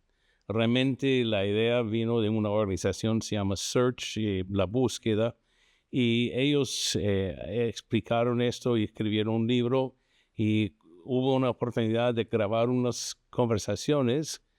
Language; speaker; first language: Spanish; non-native, fluent; English